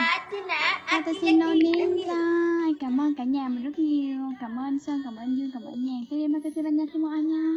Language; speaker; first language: Indonesian; non-native, learner; Vietnamese